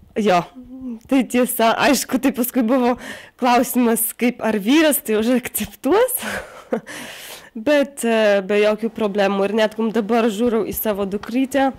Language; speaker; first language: Lithuanian; native; Lithuanian